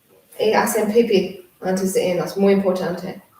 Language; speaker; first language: Spanish; non-native, learner; English